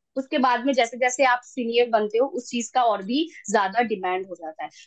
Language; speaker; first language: Hindi; non-native, local second language; Bangla